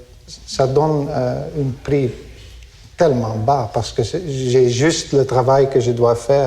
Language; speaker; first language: French; non-native, fluent; Dutch